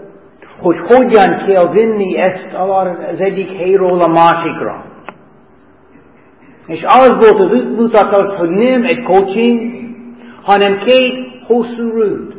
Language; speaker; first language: Hungarian; non-native, learner; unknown